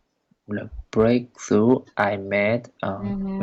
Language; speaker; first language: English; non-native, learner; Chinese